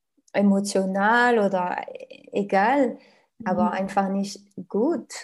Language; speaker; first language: German; non-native, learner; French